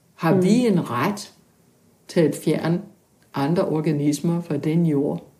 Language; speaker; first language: Danish; non-native, fluent; English